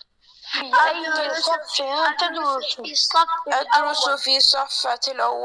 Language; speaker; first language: Arabic; non-native, learner; Urdu